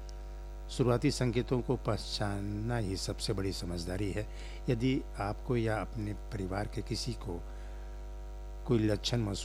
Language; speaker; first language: Hindi; native; Hindi